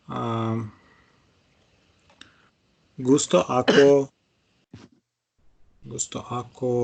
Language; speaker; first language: Filipino; non-native, learner; Russian